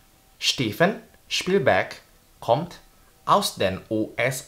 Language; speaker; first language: German; non-native, fluent; Indonesian